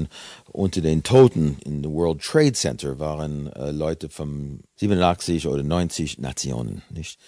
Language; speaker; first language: German; non-native, fluent; English